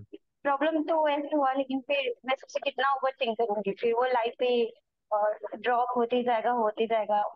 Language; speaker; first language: Hindi; native; Hindi